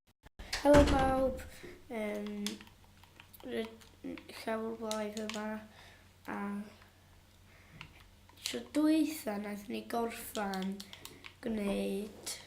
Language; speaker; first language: Welsh; non-native, local second language; English